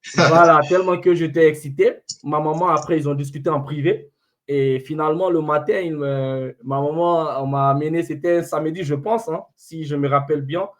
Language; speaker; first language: French; non-native, local second language; Fula